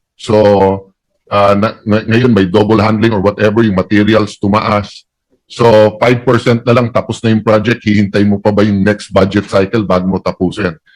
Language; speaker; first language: Filipino; native; Filipino